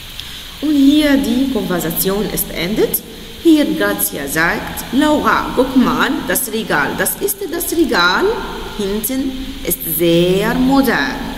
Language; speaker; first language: German; non-native, fluent; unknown